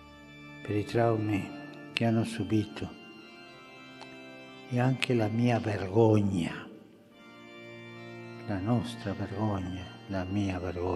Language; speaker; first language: Italian; non-native, fluent; Spanish